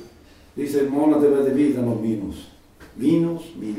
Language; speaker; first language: German; non-native, learner; Italian